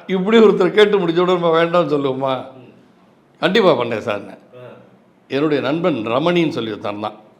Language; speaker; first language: Tamil; native; Tamil